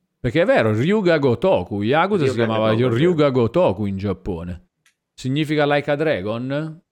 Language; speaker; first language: Italian; native; Italian